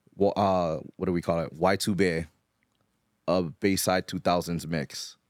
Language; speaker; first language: English; native; English